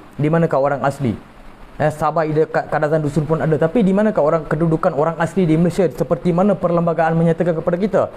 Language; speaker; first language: Malay; non-native, local second language; Tamil